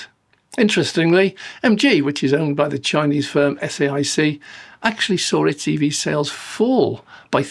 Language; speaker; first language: English; native; English